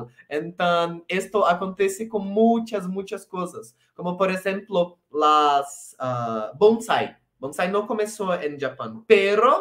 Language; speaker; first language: Spanish; non-native, local second language; Portuguese